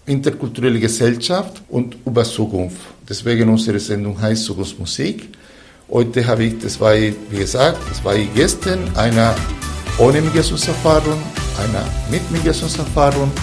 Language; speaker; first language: German; non-native, fluent; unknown